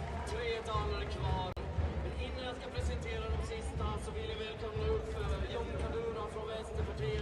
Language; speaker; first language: Swedish; native; Swedish